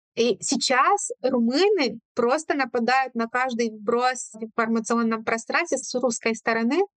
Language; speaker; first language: Russian; non-native, fluent; Romanian